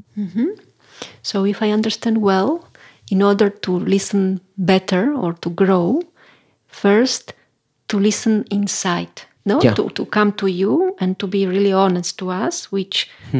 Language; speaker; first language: English; non-native, fluent; Slovak